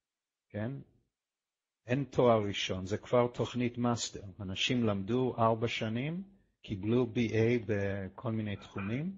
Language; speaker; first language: Hebrew; non-native, fluent; English